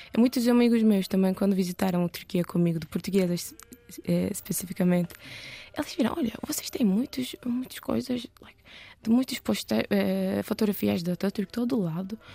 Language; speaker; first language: Portuguese; non-native, learner; Turkish